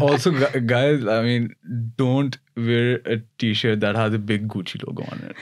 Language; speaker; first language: English; non-native, local second language; Urdu